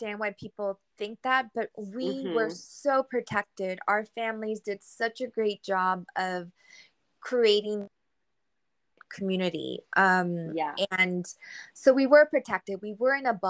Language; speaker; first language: English; early bilingual, other home language; Spanish